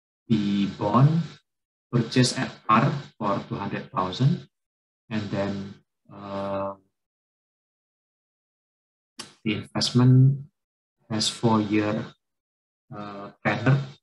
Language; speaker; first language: English; non-native, fluent; Indonesian